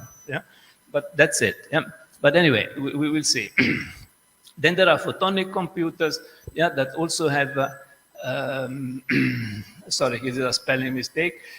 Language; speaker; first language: English; non-native, fluent; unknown